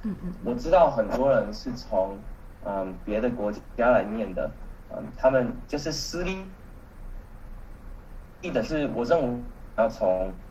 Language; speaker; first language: Chinese; early bilingual, heritage; Chinese